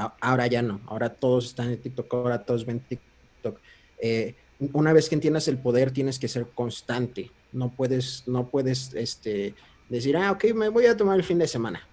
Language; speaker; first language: Spanish; early bilingual, heritage; Spanish